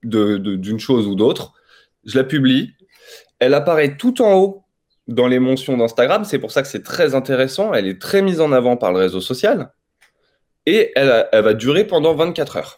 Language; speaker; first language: French; native; French